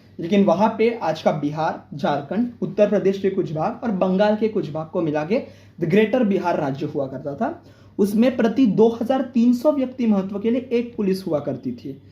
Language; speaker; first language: Hindi; non-native, local second language; Marathi